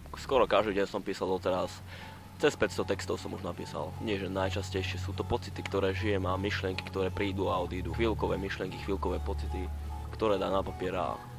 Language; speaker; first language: Slovak; native; Slovak